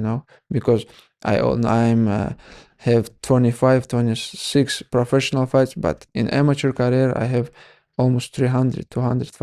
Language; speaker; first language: English; non-native, learner; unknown